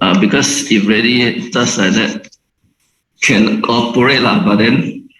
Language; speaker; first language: English; non-native, local second language; Chinese